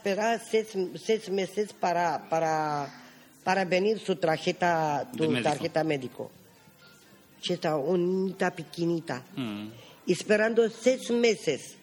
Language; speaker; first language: Spanish; non-native, learner; Romany